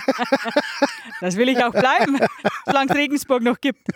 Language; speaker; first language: German; non-native, local second language; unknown